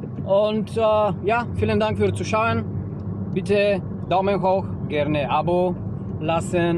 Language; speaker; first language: German; non-native, learner; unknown